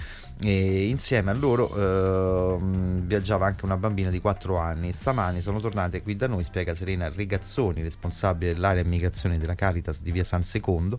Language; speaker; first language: Italian; native; Italian